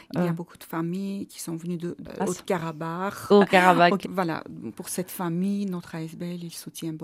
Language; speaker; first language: French; non-native, fluent; Armenian